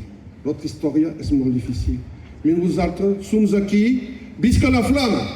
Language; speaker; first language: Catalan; non-native, local second language; French